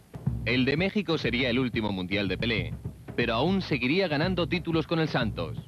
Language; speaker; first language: Spanish; native; Spanish